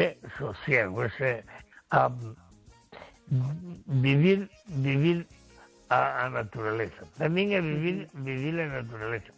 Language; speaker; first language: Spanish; non-native, local second language; Galician